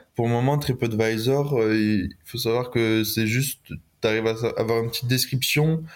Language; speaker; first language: French; native; French